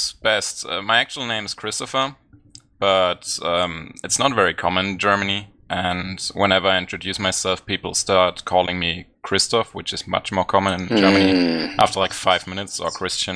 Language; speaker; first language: English; non-native, fluent; German